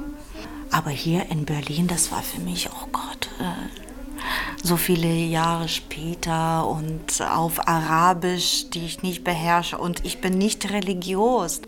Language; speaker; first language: German; non-native, fluent; Russian